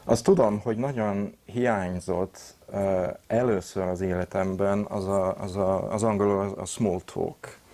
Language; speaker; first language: Hungarian; non-native, fluent; English